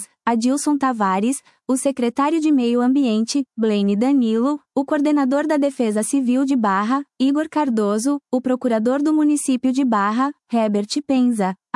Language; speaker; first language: Portuguese; native; Portuguese